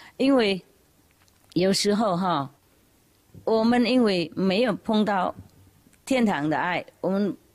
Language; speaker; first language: Chinese; non-native, fluent; Vietnamese